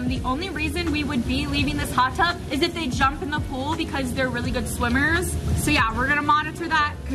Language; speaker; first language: English; native; English